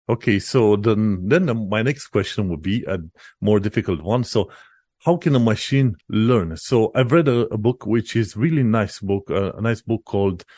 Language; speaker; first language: English; non-native, fluent; Romanian